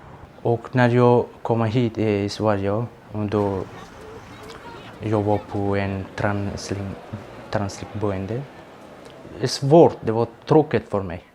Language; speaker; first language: Swedish; non-native, learner; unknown